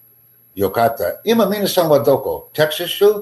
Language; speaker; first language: Japanese; non-native, learner; English